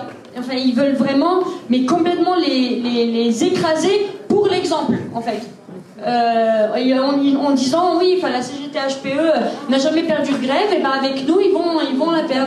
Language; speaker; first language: French; native; French